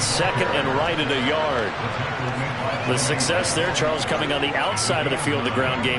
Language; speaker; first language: English; native; English